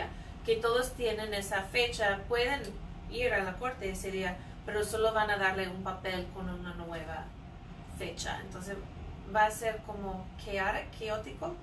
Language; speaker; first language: Spanish; non-native, fluent; English